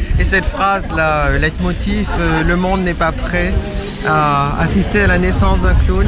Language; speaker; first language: French; native; French